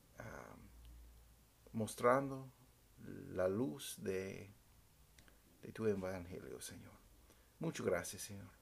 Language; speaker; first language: Spanish; non-native, fluent; English